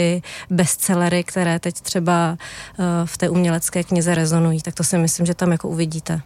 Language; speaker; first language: Czech; native; Czech